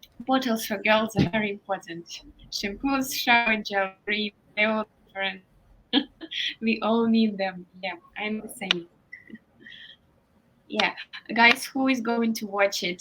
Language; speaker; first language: English; non-native, fluent; Russian